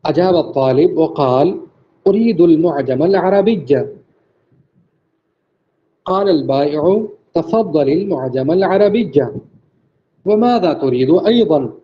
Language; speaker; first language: Arabic; non-native, fluent; Urdu